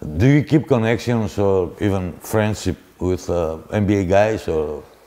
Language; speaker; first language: English; non-native, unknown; Greek